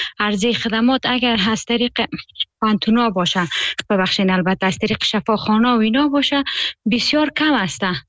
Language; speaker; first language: Persian; native; Persian